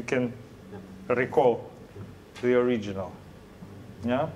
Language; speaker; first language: English; non-native, learner; Russian